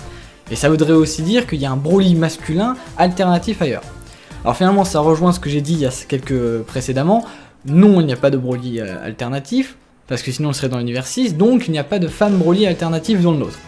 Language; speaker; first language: French; native; French